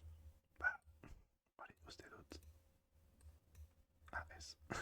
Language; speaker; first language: Basque; non-native, learner; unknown